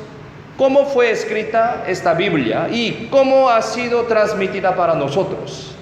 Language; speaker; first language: Spanish; non-native, fluent; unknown